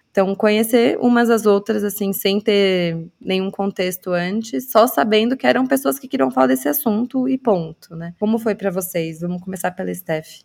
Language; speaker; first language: Portuguese; native; Portuguese